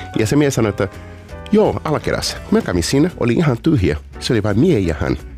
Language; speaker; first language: Finnish; non-native, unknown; Portuguese